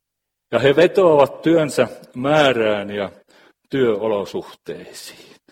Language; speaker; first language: Finnish; native; Finnish